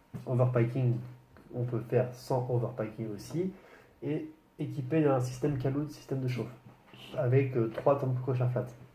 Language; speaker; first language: French; native; French